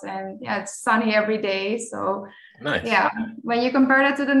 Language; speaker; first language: English; non-native, fluent; Dutch